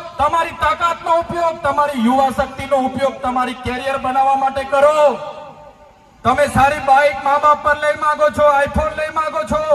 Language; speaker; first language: Gujarati; non-native, local second language; Bhili